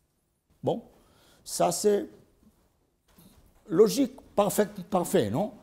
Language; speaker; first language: French; non-native, learner; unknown